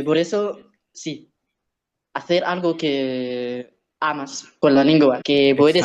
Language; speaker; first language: Spanish; non-native, learner; Arabic